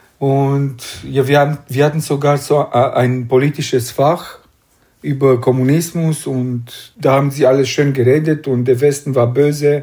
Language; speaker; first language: German; non-native, fluent; Romanian